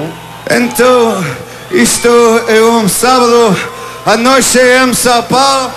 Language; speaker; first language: Portuguese; non-native, learner; English